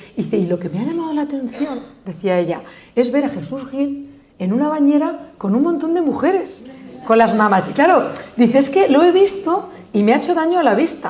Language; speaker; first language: Spanish; native; Spanish